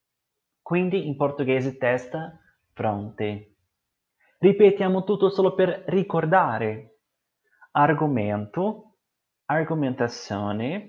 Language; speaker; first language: Italian; non-native, learner; Portuguese